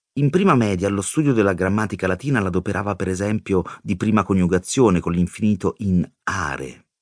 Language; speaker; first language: Italian; native; Italian